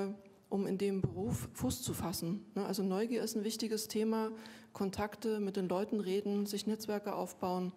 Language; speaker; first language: German; native; German